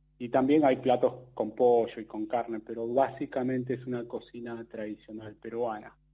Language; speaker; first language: Spanish; native; Spanish